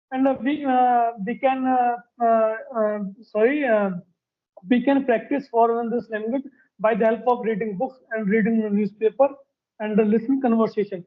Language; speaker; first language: English; non-native, learner; Hindi